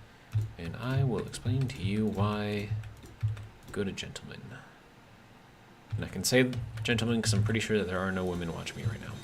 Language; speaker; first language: English; native; English